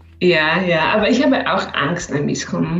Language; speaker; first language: German; non-native, learner; Slovak